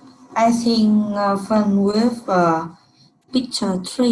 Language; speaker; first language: English; non-native, learner; Vietnamese